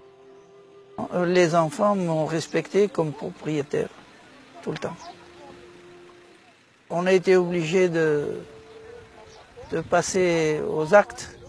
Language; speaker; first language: French; native; French